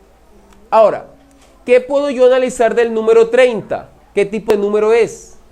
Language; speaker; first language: Spanish; native; Spanish